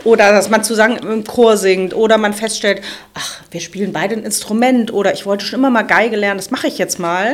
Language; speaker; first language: German; native; German